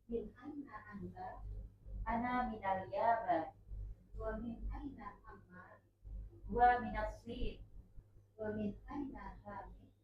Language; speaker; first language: Arabic; non-native, learner; Indonesian